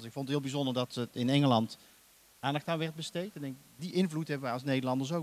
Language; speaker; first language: Dutch; native; Dutch